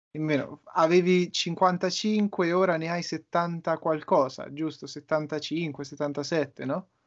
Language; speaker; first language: Italian; native; Italian